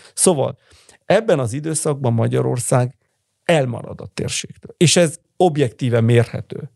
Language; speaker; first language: Hungarian; early bilingual, heritage; Italian